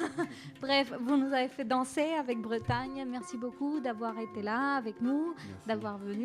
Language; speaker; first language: French; native; French